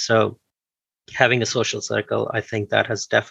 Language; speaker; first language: English; non-native, local second language; Urdu